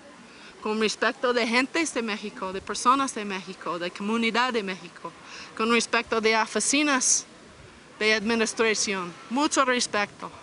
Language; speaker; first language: Spanish; non-native, learner; English